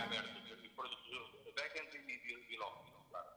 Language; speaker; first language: Spanish; non-native, learner; Portuguese